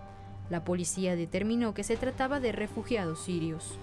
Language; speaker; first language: Spanish; native; Spanish